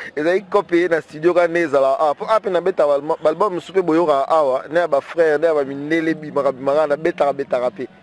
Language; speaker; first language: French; non-native, local second language; Lingala